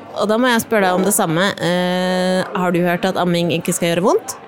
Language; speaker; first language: Norwegian; native; Norwegian